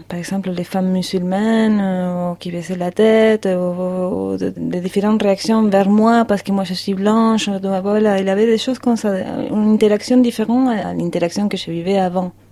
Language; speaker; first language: French; non-native, fluent; Spanish